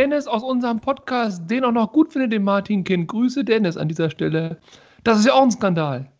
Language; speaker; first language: German; native; German